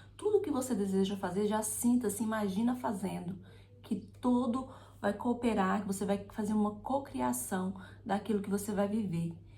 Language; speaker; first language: Portuguese; native; Portuguese